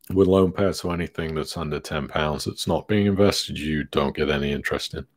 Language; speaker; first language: English; native; English